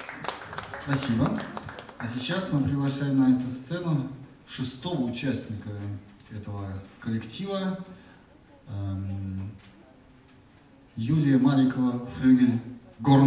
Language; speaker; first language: Russian; native; Russian